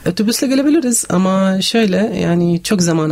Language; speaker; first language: Turkish; non-native, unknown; Arabic